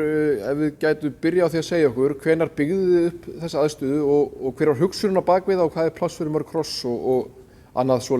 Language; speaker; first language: Icelandic; native; Icelandic